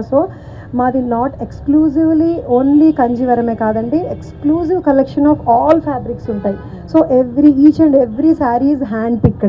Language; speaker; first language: Telugu; native; Telugu